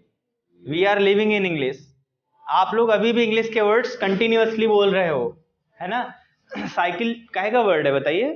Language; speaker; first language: Hindi; native; Hindi